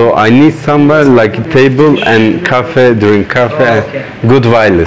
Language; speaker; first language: English; non-native, learner; Turkish